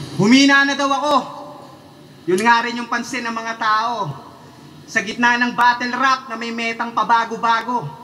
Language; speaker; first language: Filipino; native; Filipino